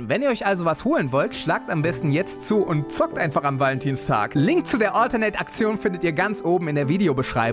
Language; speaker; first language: German; native; German